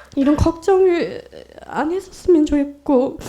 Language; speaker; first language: Korean; non-native, fluent; Vietnamese